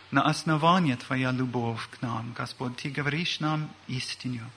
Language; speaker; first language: Russian; non-native, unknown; English